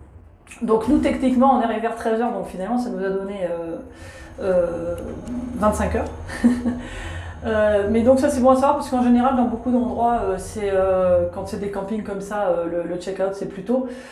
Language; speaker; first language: French; native; French